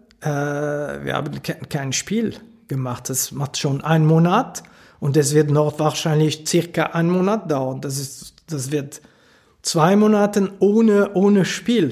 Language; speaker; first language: German; non-native, local second language; French